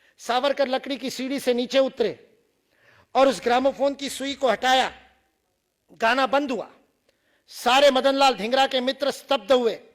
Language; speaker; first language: Hindi; non-native, local second language; Marathi